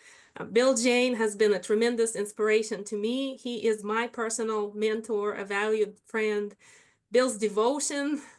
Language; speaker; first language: English; non-native, fluent; Russian